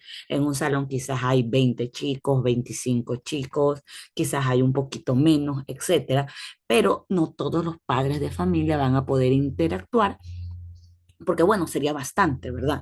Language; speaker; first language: Spanish; native; Spanish